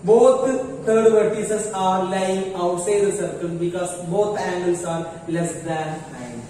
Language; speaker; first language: English; non-native, local second language; Malayalam